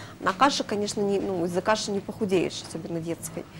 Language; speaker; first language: Russian; native; Russian